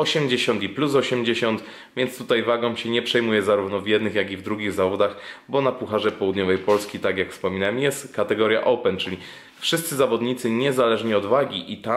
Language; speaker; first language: Polish; native; Polish